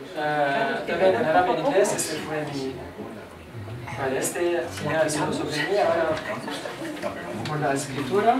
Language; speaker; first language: Spanish; non-native, learner; Arabic